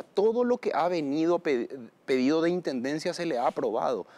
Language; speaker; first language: Spanish; native; Spanish